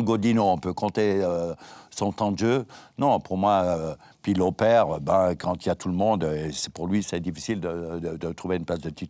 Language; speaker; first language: French; native; French